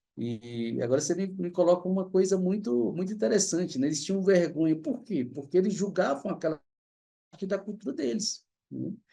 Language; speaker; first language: Portuguese; native; Portuguese